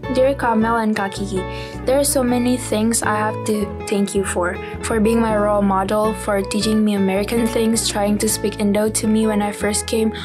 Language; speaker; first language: English; non-native, fluent; Indonesian